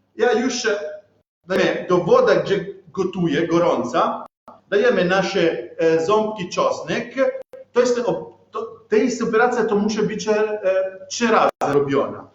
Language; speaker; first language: Polish; non-native, learner; Italian